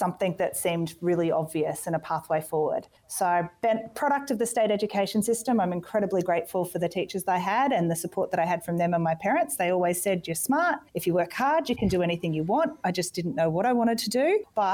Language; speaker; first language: English; native; English